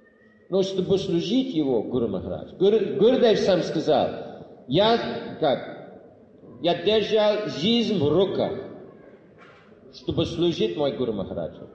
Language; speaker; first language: Russian; non-native, fluent; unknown